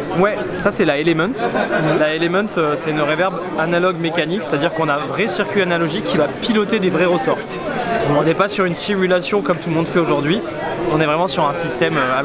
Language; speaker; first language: French; native; French